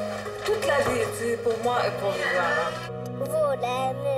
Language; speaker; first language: French; non-native, fluent; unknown